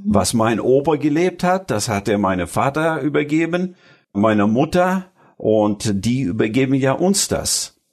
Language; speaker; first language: German; early bilingual, other home language; Russian